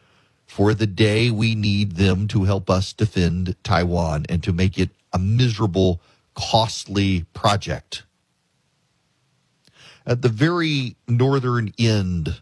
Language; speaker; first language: English; native; English